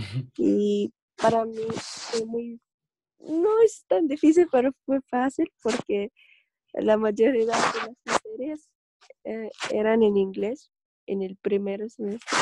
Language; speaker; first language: Spanish; non-native, learner; Russian